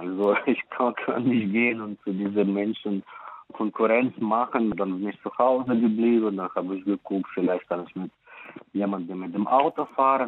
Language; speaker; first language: German; non-native, fluent; Ukrainian